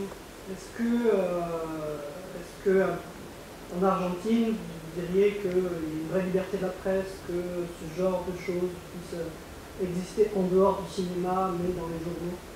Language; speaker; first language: French; native; French